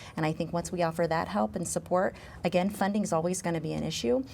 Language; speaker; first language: English; native; English